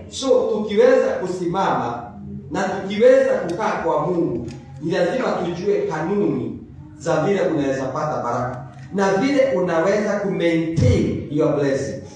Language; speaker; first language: Swahili; non-native, local second language; Kikuyu